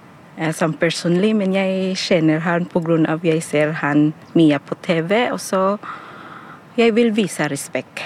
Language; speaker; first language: Norwegian; non-native, fluent; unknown